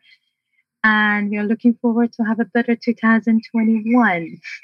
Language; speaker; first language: English; non-native, fluent; Persian